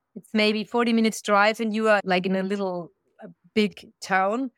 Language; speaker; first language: English; non-native, fluent; German